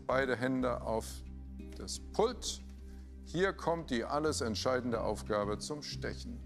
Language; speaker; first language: German; native; German